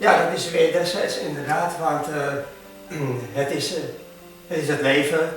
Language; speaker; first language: Dutch; non-native, fluent; Hungarian